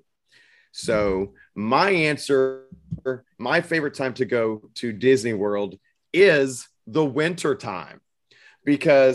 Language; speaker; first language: English; native; English